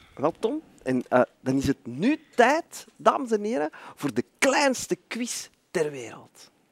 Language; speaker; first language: Dutch; native; Dutch